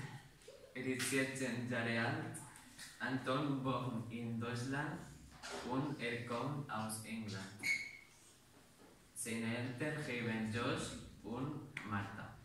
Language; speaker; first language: German; non-native, learner; Catalan